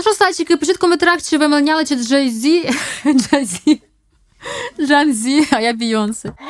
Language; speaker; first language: Ukrainian; native; Ukrainian